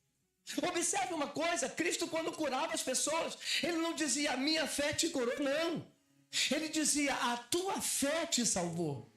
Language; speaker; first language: Portuguese; native; Portuguese